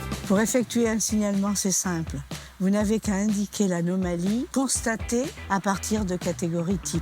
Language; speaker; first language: French; native; French